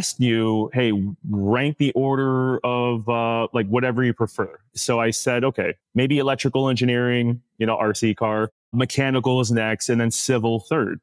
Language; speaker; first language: English; native; English